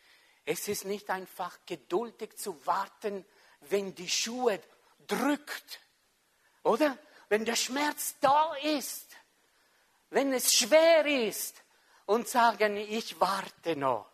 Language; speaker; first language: German; non-native, local second language; French